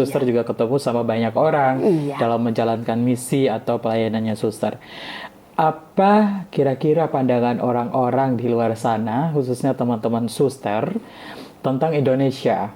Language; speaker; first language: Indonesian; non-native, fluent; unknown